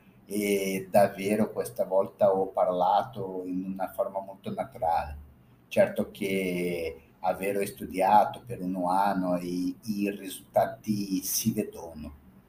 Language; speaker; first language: Italian; non-native, fluent; Portuguese